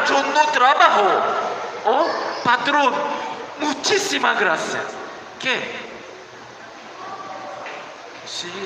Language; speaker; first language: Spanish; non-native, learner; Korean